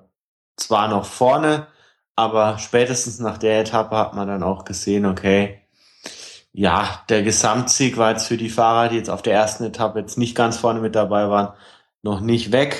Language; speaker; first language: German; native; German